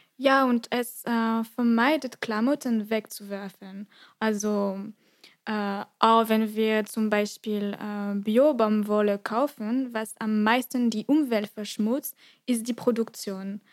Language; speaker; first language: German; non-native, fluent; French